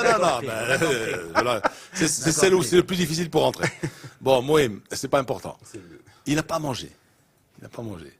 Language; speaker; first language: French; non-native, local second language; Arabic